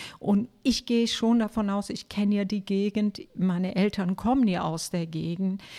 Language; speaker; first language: German; non-native, fluent; Turkish